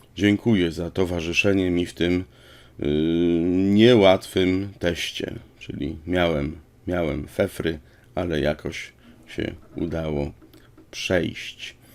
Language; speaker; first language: Polish; native; Polish